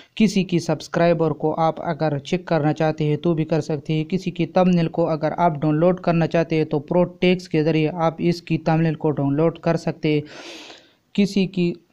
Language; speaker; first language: Urdu; non-native, local second language; Pashto